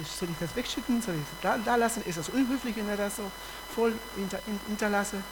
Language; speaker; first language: German; non-native, fluent; Spanish